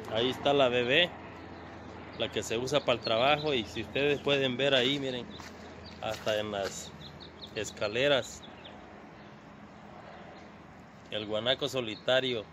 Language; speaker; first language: Spanish; native; Spanish